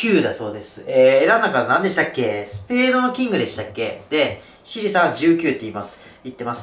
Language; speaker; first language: Japanese; native; Japanese